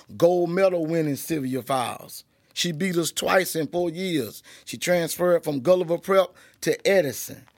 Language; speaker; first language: English; native; English